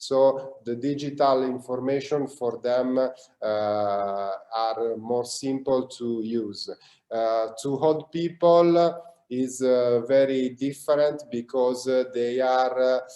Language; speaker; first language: English; non-native, learner; Italian